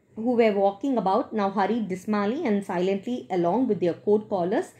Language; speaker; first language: English; non-native, local second language; Tamil